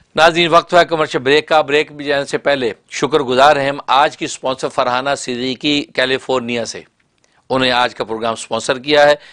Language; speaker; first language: Urdu; non-native, local second language; Punjabi